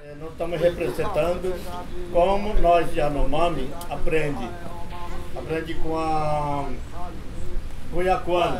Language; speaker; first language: Portuguese; non-native, local second language; Yanomámi